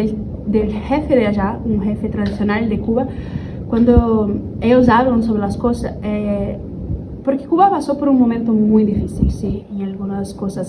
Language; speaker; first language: Spanish; non-native, learner; Portuguese